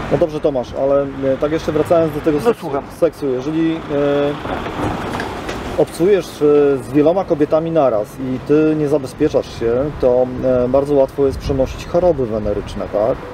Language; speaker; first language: Polish; native; Polish